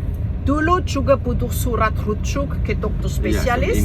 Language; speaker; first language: Indonesian; non-native, fluent; German